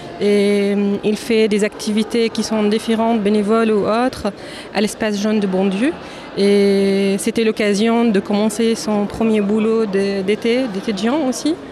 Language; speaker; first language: French; non-native, fluent; Arabic